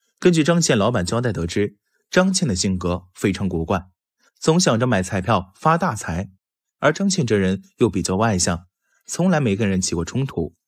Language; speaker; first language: Chinese; native; Chinese